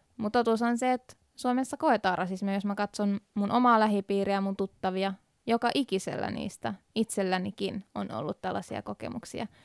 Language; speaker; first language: Finnish; early bilingual, other home language; Persian